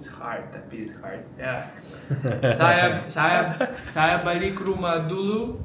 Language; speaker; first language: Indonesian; non-native, learner; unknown